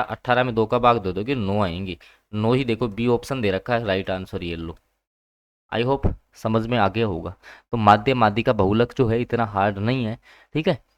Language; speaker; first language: Hindi; native; Hindi